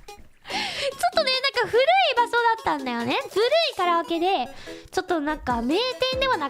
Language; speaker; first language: Japanese; non-native, learner; English